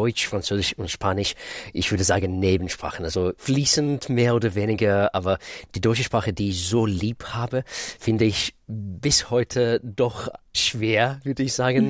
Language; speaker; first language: German; non-native, fluent; Russian